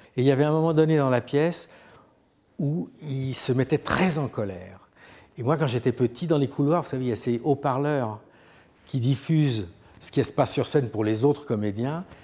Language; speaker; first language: French; native; French